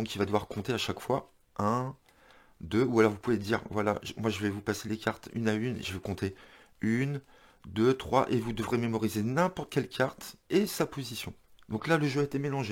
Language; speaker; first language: French; native; French